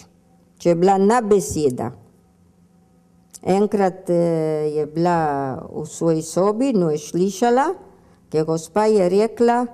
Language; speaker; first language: Slovenian; early bilingual, heritage; Slovenian